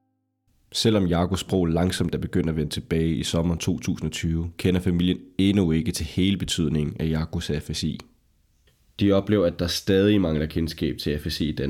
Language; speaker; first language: Danish; native; Danish